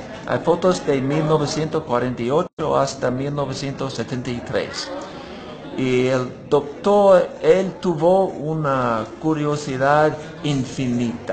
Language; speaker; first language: Spanish; non-native, fluent; English